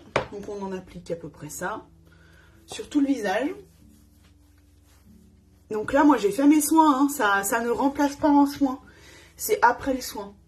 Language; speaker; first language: French; native; French